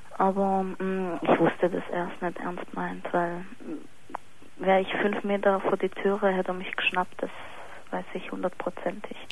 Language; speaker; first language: German; early bilingual, other home language; Turkish